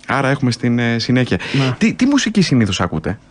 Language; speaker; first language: Greek; native; Greek